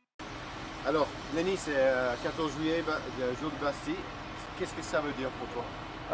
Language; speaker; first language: French; non-native, fluent; English